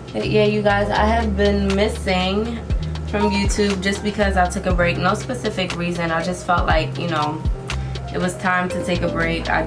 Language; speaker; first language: English; native; English